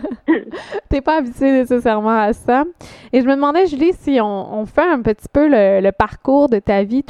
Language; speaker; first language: French; native; French